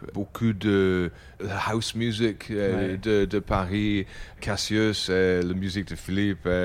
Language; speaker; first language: French; non-native, learner; English